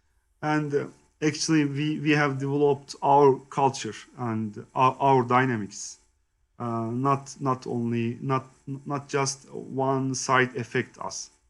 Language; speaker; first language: English; non-native, learner; Turkish